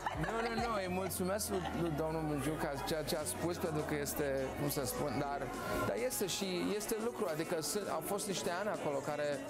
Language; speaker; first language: Romanian; early bilingual, heritage; Romanian